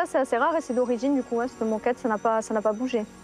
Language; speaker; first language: French; native; French